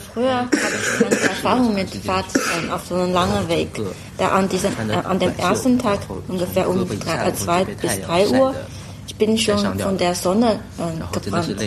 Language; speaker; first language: German; non-native, fluent; Chinese